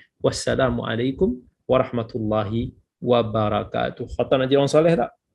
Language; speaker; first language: Malay; native; Malay